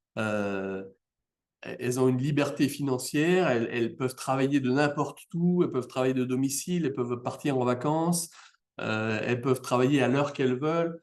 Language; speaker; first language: French; native; French